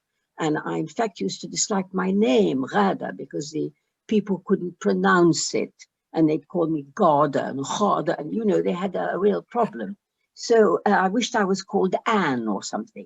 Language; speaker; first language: English; early bilingual, other home language; Arabic